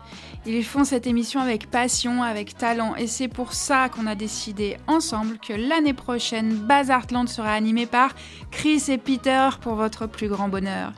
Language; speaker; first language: French; native; French